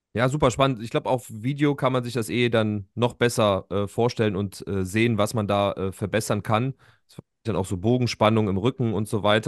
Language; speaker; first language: German; native; German